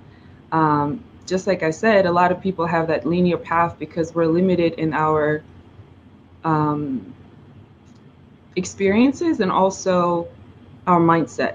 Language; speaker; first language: English; non-native, fluent; Russian